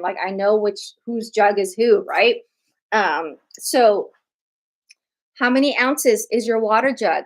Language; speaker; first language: English; native; English